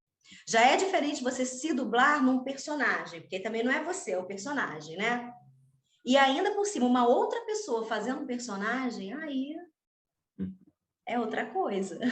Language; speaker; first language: Portuguese; native; Portuguese